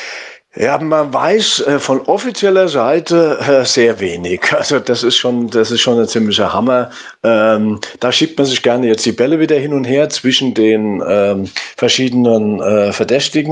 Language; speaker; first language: German; native; German